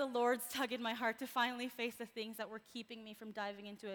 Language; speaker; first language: English; non-native, local second language; Filipino